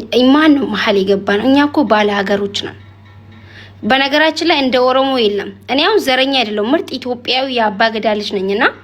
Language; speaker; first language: Amharic; non-native, local second language; Oromo